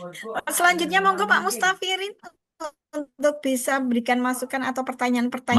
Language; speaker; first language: Indonesian; native; Indonesian